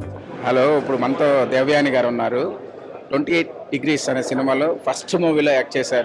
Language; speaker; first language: Telugu; native; Telugu